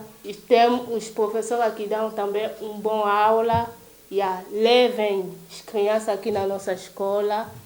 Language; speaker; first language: Portuguese; non-native, learner; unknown